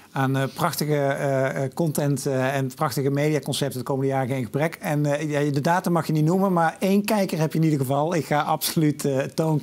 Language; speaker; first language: Dutch; native; Dutch